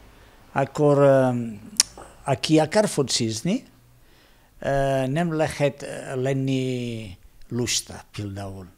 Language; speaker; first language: Hungarian; non-native, learner; Spanish